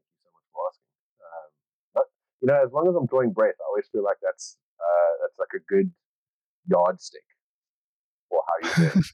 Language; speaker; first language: English; native; English